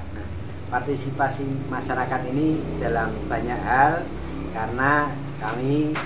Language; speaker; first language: Indonesian; native; Indonesian